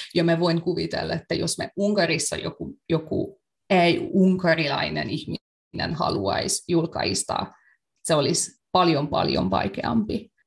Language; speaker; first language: Finnish; non-native, fluent; Hungarian